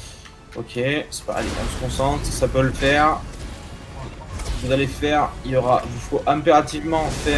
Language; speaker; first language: French; native; French